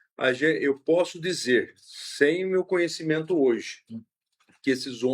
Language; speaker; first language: Portuguese; native; Portuguese